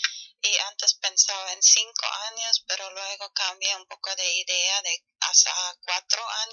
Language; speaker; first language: Spanish; non-native, fluent; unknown